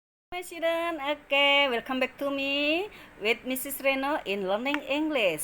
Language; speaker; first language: English; non-native, learner; Indonesian